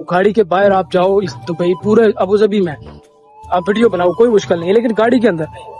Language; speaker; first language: Urdu; non-native, local second language; Punjabi